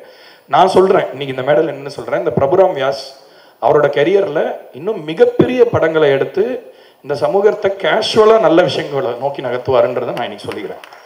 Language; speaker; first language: Tamil; native; Tamil